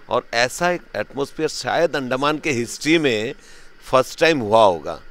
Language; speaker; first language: Hindi; native; Hindi